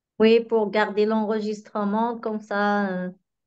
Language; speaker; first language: French; non-native, local second language; Arabic